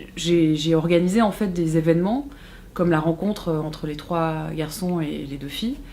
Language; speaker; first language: French; native; French